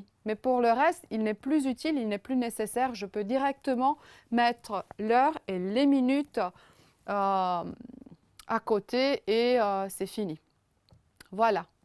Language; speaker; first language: French; non-native, fluent; Romanian